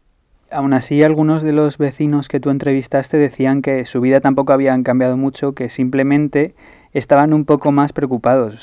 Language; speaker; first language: Spanish; native; Spanish